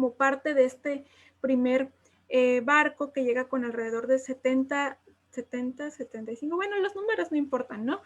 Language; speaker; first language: Spanish; native; Spanish